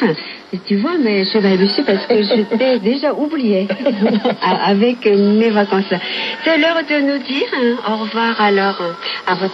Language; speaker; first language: French; native; French